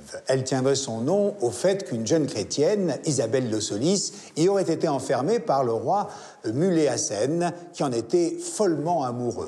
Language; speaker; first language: French; native; French